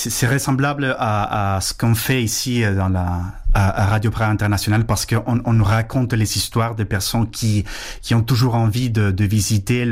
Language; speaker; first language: French; non-native, fluent; Spanish